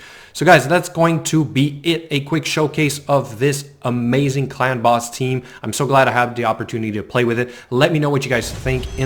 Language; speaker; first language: English; native; English